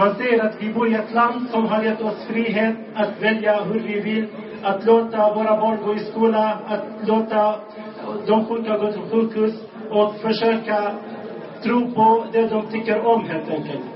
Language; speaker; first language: Swedish; non-native, local second language; Arabic